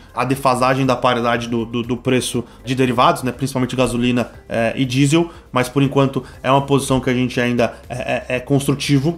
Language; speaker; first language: Portuguese; native; Portuguese